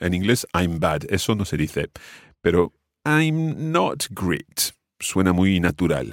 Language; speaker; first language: Spanish; non-native, fluent; English